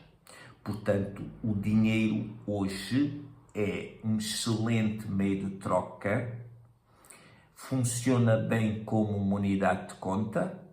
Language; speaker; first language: Portuguese; native; Portuguese